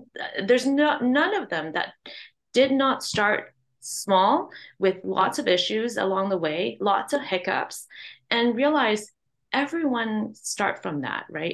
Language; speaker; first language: English; non-native, local second language; Cantonese